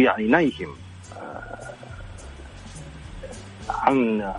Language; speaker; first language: Arabic; non-native, fluent; Japanese